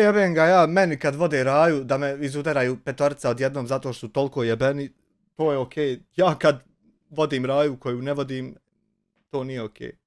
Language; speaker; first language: Bosnian; native; Bosnian